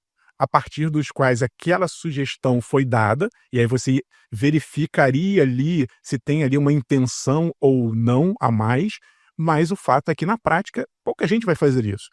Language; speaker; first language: Portuguese; native; Portuguese